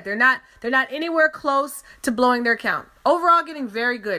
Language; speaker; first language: English; native; English